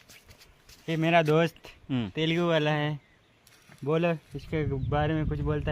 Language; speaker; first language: Hindi; non-native, local second language; Telugu